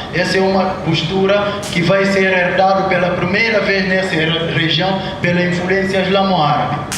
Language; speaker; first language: Portuguese; non-native, local second language; Upper Guinea Crioulo